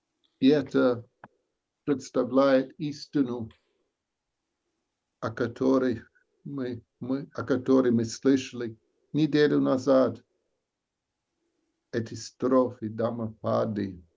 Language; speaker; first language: Russian; non-native, learner; English